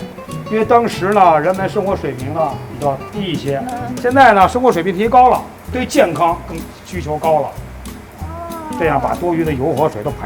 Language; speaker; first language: Chinese; native; Chinese